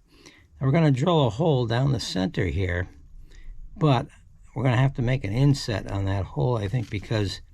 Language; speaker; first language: English; native; English